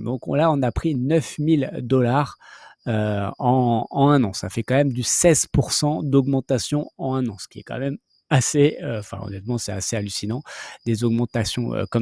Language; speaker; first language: French; native; French